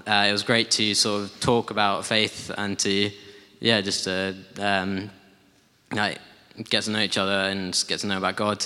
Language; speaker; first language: English; native; English